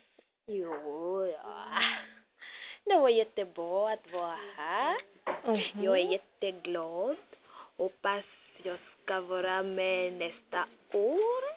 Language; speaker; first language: Swedish; non-native, learner; French